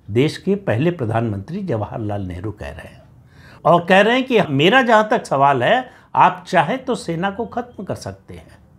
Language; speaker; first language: Hindi; native; Hindi